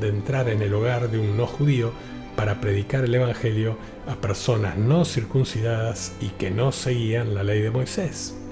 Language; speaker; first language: Spanish; native; Spanish